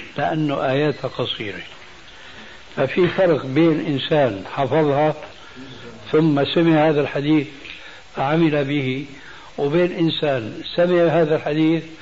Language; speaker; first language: Arabic; early bilingual, other home language; Albanian